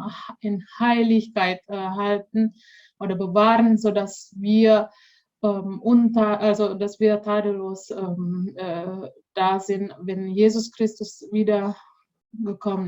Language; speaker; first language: German; non-native, fluent; Indonesian